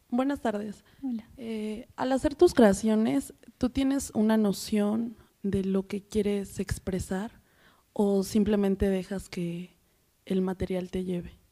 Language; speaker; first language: Spanish; native; Spanish